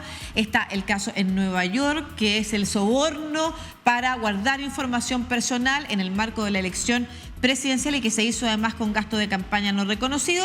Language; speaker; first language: Spanish; native; Spanish